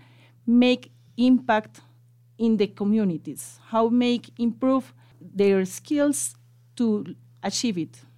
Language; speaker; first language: English; non-native, local second language; Spanish